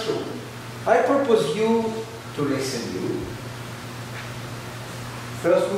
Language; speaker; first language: English; non-native, learner; French